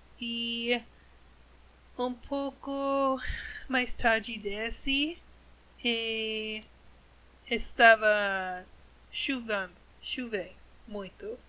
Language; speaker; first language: Portuguese; non-native, learner; English